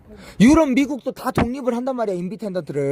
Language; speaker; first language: Korean; native; Korean